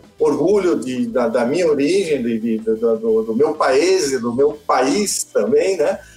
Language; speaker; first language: Portuguese; early bilingual, other home language; Italian